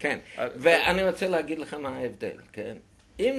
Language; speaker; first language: Hebrew; non-native, fluent; German